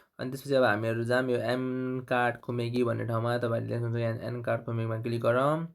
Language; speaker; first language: Nepali; native; Nepali